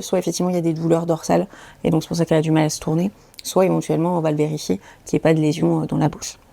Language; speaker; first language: French; native; French